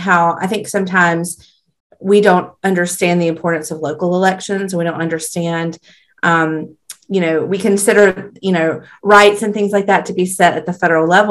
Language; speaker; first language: English; native; English